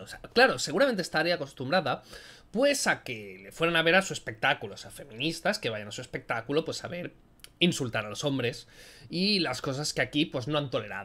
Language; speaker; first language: Spanish; native; Spanish